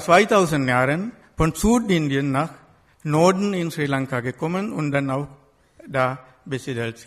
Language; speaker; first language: German; non-native, fluent; Sinhala